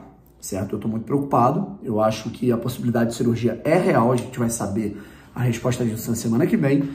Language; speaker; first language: Portuguese; native; Portuguese